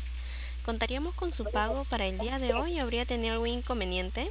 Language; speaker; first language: Spanish; native; Spanish